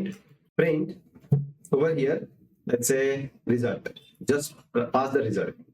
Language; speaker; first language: English; non-native, local second language; Hindi